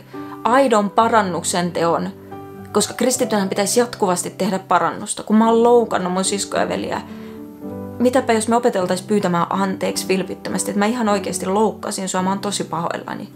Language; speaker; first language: Finnish; native; Finnish